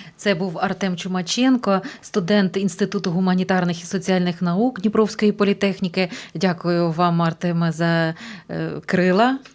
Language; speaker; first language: Ukrainian; native; Ukrainian